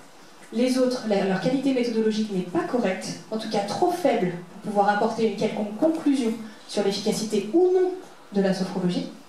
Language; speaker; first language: French; native; French